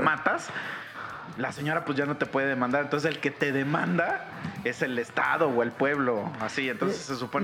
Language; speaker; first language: Spanish; native; Spanish